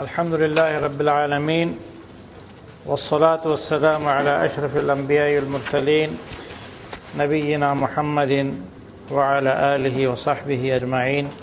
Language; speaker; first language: Arabic; non-native, fluent; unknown